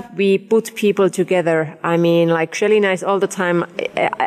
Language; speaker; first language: English; non-native, fluent; Finnish